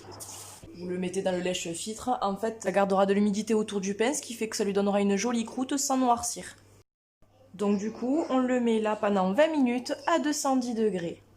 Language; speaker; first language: French; native; French